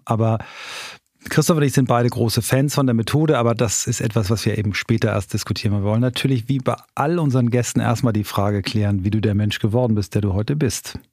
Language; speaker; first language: German; native; German